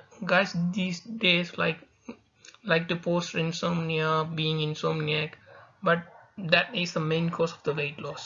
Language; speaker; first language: English; non-native, local second language; Tamil